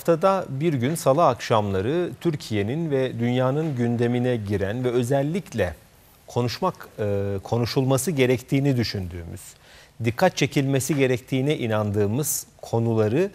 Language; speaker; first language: Turkish; native; Turkish